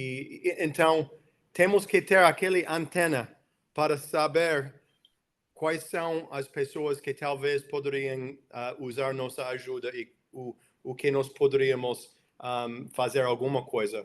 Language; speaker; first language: Portuguese; non-native, fluent; English